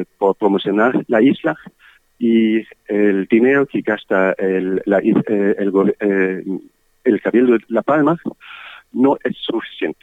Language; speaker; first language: Spanish; non-native, learner; German